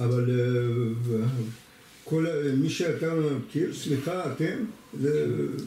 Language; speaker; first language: Hebrew; non-native, fluent; Russian